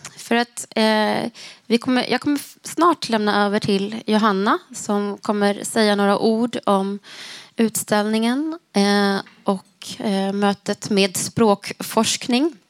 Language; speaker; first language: Swedish; native; Swedish